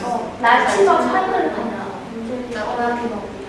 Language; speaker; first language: Korean; early bilingual, heritage; Korean